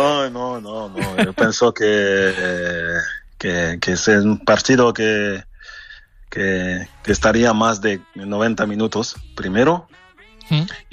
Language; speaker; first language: Spanish; non-native, fluent; French